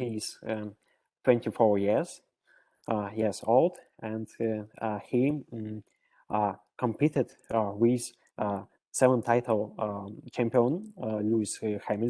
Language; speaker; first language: English; non-native, learner; Russian